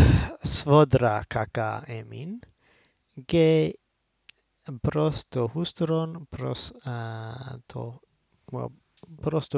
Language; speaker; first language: Greek; non-native, learner; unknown